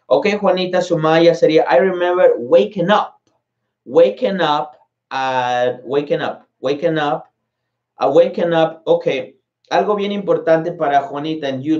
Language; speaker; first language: Spanish; native; Spanish